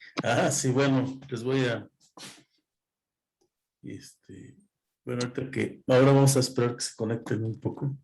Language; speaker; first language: Spanish; native; Spanish